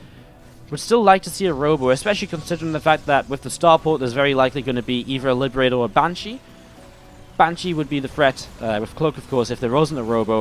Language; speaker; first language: English; native; English